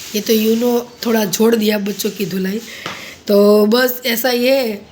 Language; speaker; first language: Hindi; non-native, local second language; Gujarati